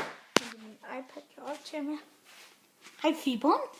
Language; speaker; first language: Danish; native; Danish